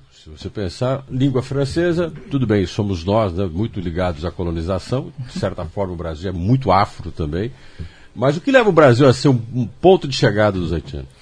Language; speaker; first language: Portuguese; native; Portuguese